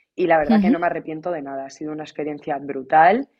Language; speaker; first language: Spanish; native; Spanish